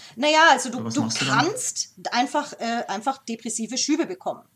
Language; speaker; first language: German; native; German